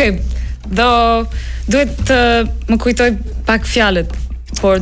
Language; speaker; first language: Albanian; non-native, learner; English